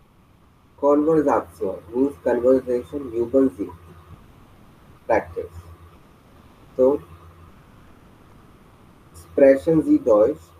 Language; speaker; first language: German; non-native, fluent; Hindi